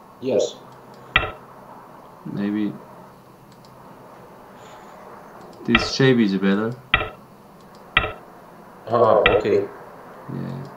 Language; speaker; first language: English; non-native, learner; Korean